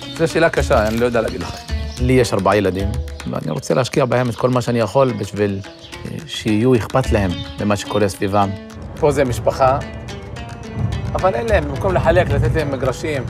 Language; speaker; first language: Hebrew; non-native, local second language; Arabic